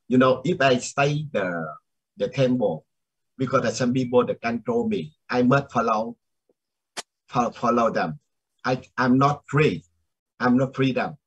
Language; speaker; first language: English; non-native, learner; Vietnamese